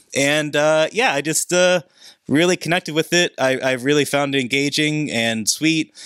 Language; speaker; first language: English; native; English